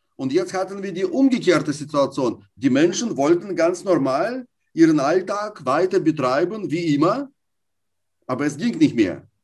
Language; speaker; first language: German; non-native, fluent; Russian